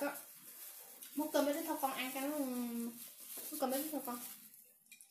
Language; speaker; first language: Vietnamese; native; Vietnamese